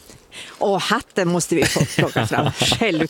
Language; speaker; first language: Swedish; native; Swedish